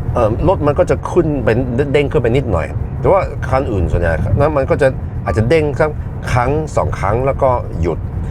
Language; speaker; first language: Thai; non-native, fluent; Norwegian